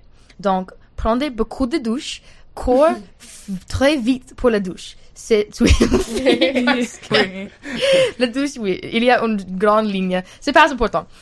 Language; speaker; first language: French; non-native, learner; English